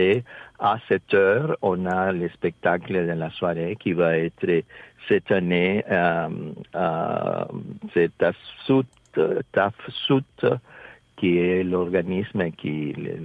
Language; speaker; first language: French; non-native, fluent; Spanish